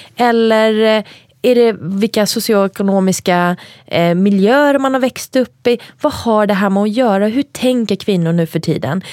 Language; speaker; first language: Swedish; early bilingual, other home language; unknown